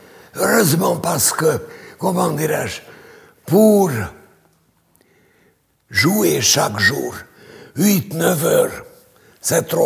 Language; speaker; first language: French; non-native, fluent; Hungarian